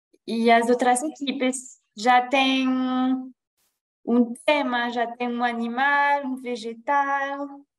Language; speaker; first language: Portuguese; non-native, fluent; French